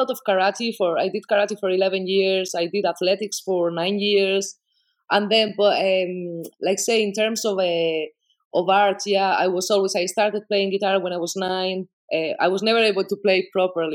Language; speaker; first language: English; non-native, fluent; Spanish